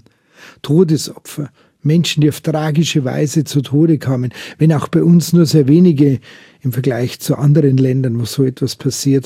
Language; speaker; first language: German; native; German